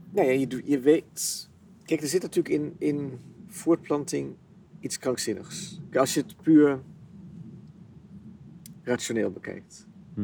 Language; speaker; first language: Dutch; native; Dutch